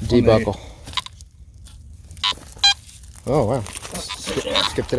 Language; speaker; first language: English; native; English